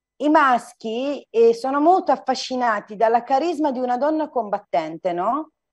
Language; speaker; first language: Italian; non-native, fluent; Turkish